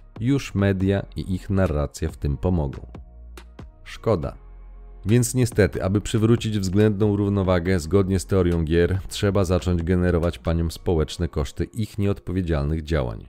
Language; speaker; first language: Polish; native; Polish